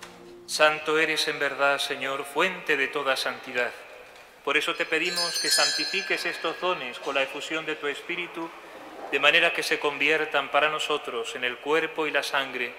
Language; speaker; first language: Spanish; native; Spanish